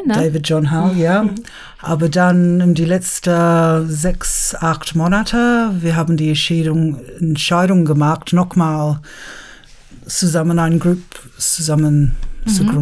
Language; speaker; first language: German; non-native, learner; English